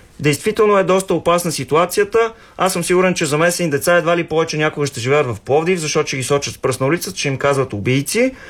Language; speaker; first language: Bulgarian; native; Bulgarian